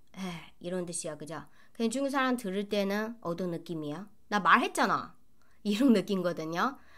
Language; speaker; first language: Korean; non-native, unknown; Chinese